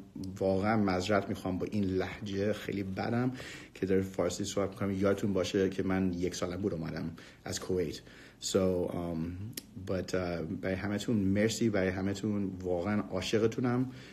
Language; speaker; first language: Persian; early bilingual, heritage; Persian